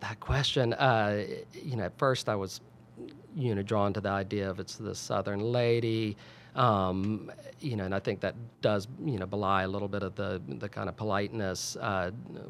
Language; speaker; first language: English; native; English